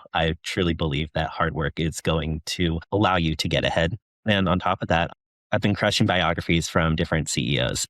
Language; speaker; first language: English; native; English